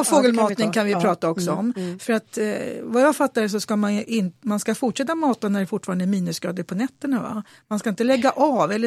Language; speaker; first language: Swedish; native; Swedish